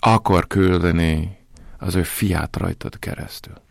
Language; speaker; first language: Hungarian; non-native, fluent; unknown